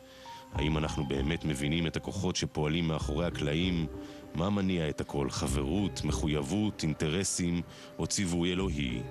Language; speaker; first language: Hebrew; native; Hebrew